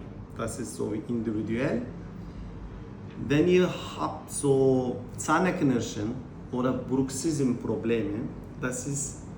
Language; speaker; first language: German; non-native, learner; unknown